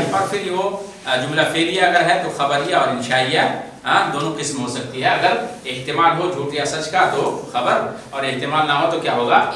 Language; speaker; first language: Urdu; native; Urdu